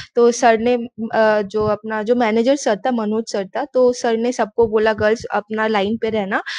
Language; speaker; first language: Hindi; non-native, local second language; Bangla